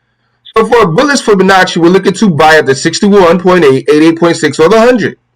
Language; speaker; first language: English; native; English